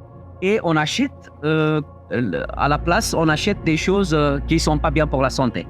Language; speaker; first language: French; non-native, fluent; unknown